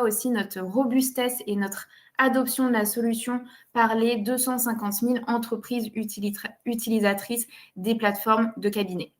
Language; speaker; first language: French; native; French